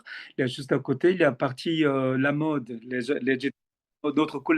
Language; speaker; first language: French; non-native, fluent; Korean